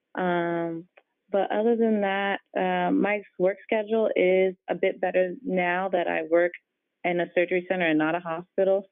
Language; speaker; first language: English; native; English